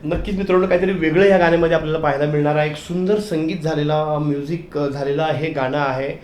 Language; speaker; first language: Marathi; native; Marathi